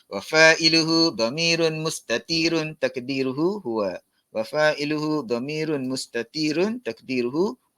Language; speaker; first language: Arabic; non-native, fluent; Malay